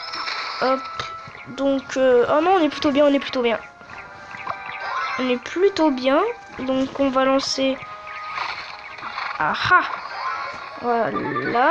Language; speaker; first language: French; native; French